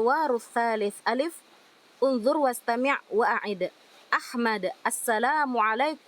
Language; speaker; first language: Arabic; non-native, fluent; Indonesian